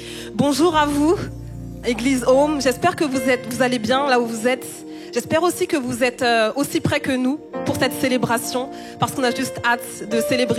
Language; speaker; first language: French; native; French